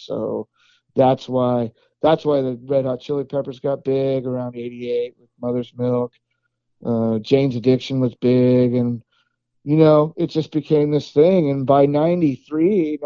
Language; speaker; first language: English; native; English